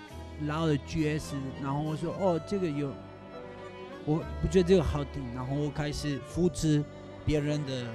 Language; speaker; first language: Chinese; non-native, learner; Spanish